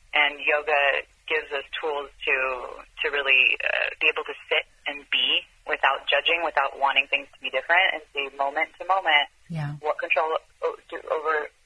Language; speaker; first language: English; non-native, fluent; Hebrew